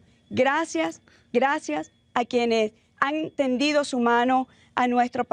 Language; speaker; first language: Spanish; native; Spanish